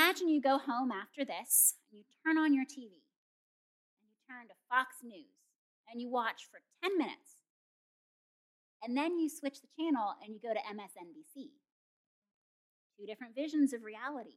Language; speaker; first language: English; native; English